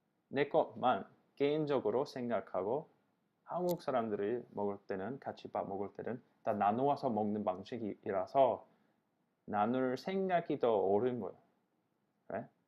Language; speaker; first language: Korean; non-native, fluent; English